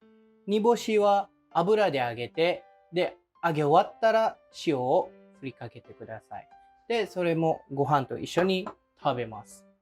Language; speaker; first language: Japanese; non-native, fluent; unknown